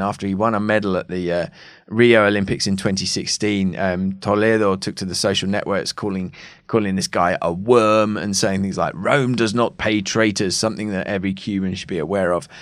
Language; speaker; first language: English; native; English